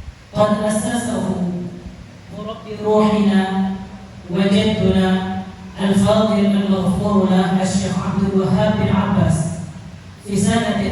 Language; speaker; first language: Arabic; non-native, fluent; Achinese